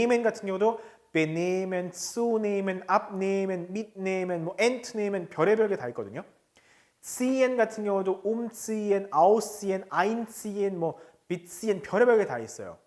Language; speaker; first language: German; non-native, fluent; Korean